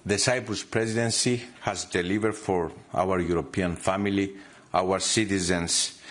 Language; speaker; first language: English; non-native, fluent; Greek